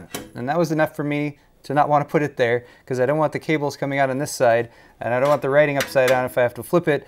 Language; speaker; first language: English; native; English